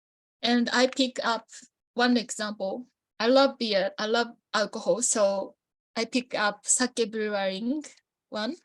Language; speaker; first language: English; non-native, learner; Japanese